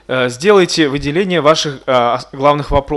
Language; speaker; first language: Russian; native; Russian